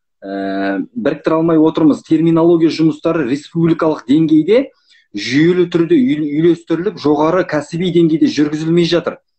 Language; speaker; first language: Kazakh; native; Kazakh